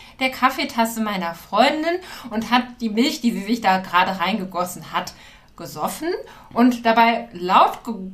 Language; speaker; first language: German; native; German